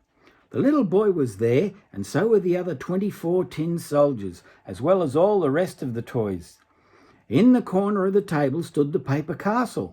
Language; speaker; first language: English; native; English